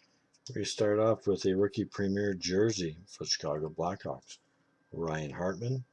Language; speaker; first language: English; native; English